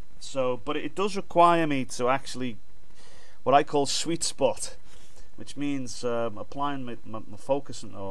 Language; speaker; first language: English; native; English